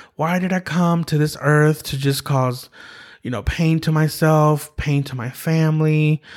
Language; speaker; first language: English; early bilingual, other home language; Spanish